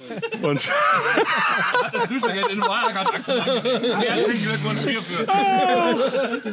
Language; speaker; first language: German; native; German